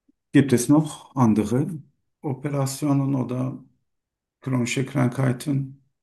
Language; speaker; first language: German; non-native, learner; Turkish